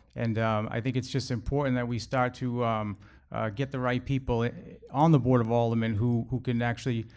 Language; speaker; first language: English; native; English